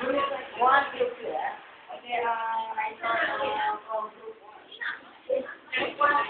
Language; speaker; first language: English; non-native, learner; Indonesian